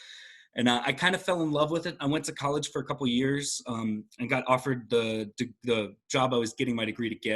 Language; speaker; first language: English; native; English